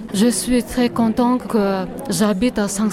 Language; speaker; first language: French; non-native, learner; Kyrgyz